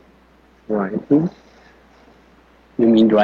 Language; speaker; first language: English; non-native, learner; Chinese